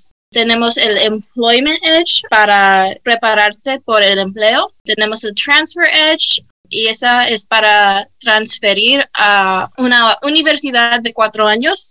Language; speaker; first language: Spanish; early bilingual, heritage; Spanish